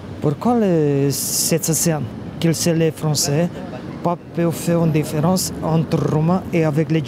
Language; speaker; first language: French; non-native, learner; Romanian